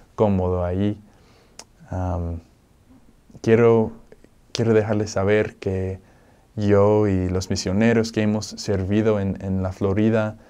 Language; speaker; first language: Spanish; non-native, fluent; English